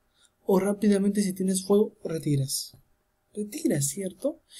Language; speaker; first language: Spanish; native; Spanish